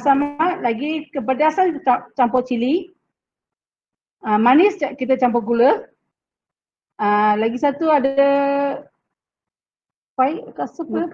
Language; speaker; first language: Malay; non-native, local second language; Telugu